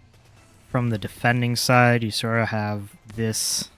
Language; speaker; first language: English; native; English